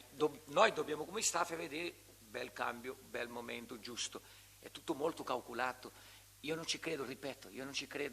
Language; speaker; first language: Italian; non-native, fluent; Portuguese